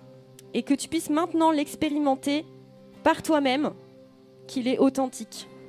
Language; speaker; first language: French; native; French